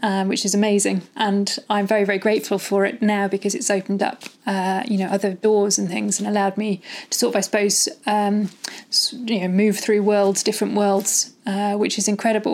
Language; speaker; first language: English; native; English